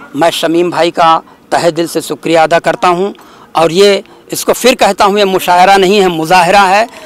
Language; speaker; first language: Hindi; native; Hindi